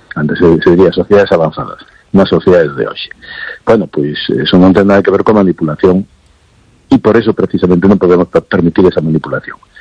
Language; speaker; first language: Galician; non-native, local second language; Spanish